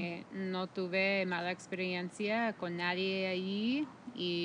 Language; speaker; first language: Spanish; non-native, fluent; English